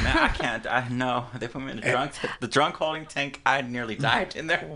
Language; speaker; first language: English; early bilingual, other home language; Spanish